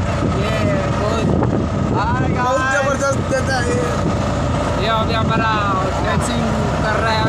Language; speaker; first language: Hindi; non-native, local second language; Odia